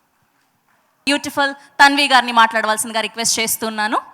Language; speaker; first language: Telugu; native; Telugu